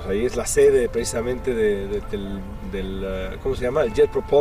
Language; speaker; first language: Spanish; native; Spanish